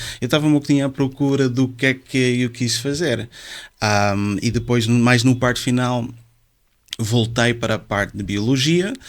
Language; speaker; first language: Portuguese; non-native, fluent; Dutch